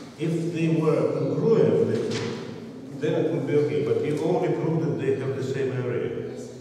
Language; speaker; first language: English; non-native, fluent; Russian